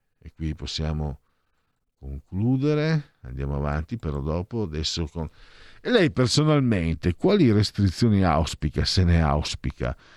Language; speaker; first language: Italian; native; Italian